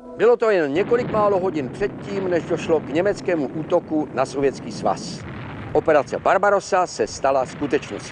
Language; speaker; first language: Czech; native; Czech